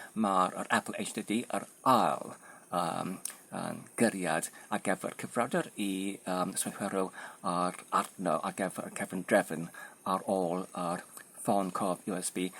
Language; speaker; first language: Welsh; non-native, learner; Polish